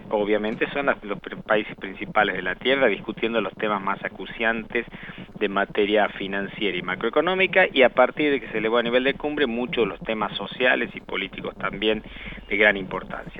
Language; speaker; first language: Spanish; native; Spanish